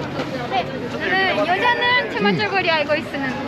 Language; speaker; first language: Korean; non-native, learner; Japanese